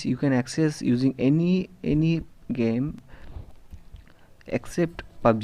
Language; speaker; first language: English; non-native, local second language; Hindi